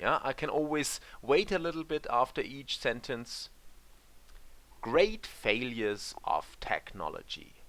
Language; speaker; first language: English; non-native, fluent; German